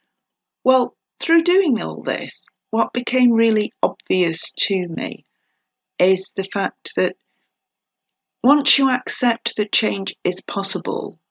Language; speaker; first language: English; native; English